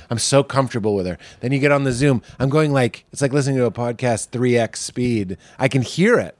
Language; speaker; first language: English; native; English